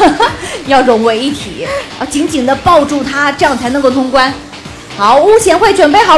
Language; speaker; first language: Chinese; native; Chinese